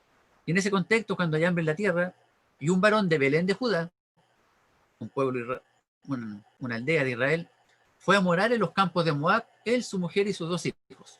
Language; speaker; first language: Spanish; native; Spanish